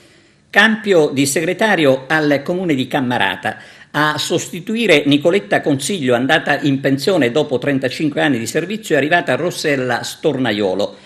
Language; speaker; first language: Italian; native; Italian